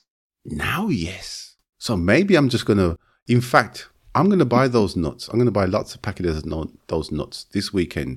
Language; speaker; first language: English; non-native, fluent; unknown